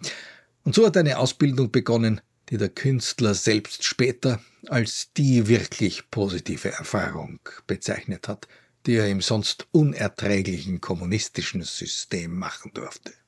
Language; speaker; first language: German; native; German